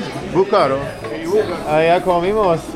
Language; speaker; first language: Spanish; non-native, learner; Persian